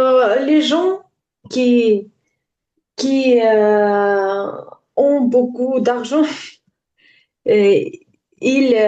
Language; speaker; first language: French; non-native, learner; Ukrainian